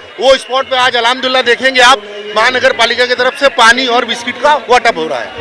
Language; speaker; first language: Hindi; native; Hindi